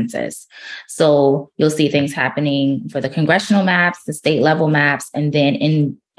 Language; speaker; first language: English; native; English